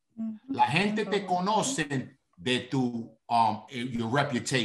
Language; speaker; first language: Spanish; early bilingual, heritage; Spanish